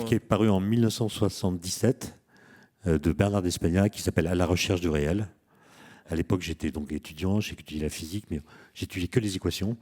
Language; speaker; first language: French; native; French